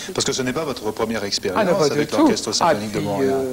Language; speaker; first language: French; native; French